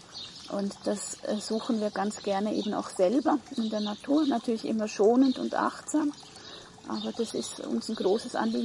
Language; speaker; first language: German; native; German